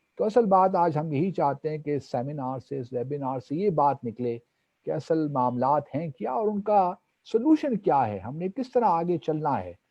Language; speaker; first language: Urdu; non-native, local second language; Pashto